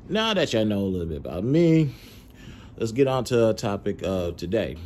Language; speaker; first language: English; native; English